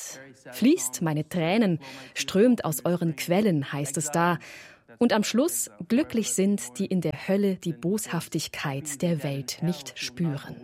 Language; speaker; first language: German; native; German